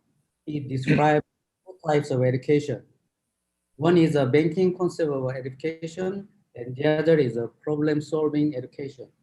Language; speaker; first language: English; non-native, fluent; Korean